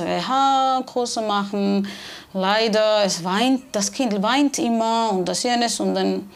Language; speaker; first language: German; non-native, fluent; Georgian